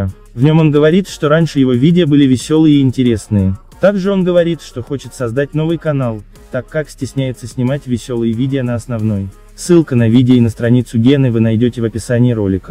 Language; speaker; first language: Russian; native; Russian